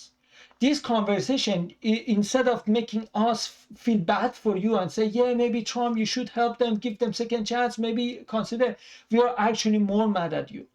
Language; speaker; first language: English; non-native, fluent; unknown